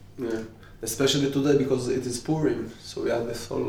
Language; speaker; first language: English; non-native, fluent; Hebrew